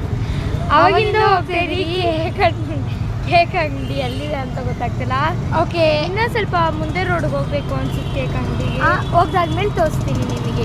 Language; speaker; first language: Kannada; native; Kannada